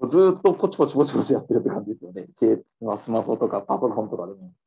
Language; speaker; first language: Japanese; native; Japanese